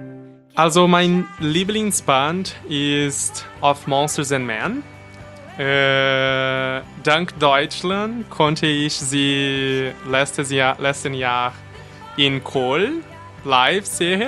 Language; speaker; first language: German; non-native, fluent; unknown